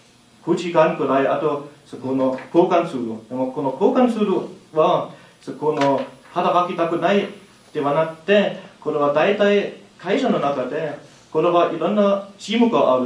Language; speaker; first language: Japanese; non-native, learner; German